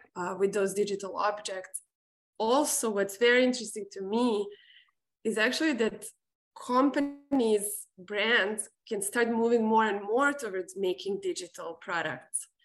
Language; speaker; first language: English; non-native, fluent; Serbian